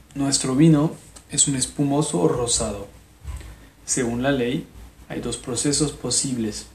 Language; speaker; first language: Spanish; non-native, fluent; French